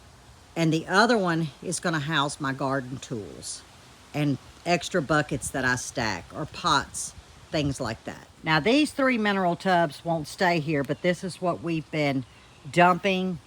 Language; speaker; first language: English; native; English